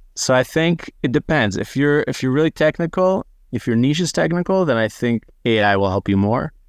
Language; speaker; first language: English; non-native, fluent; Hebrew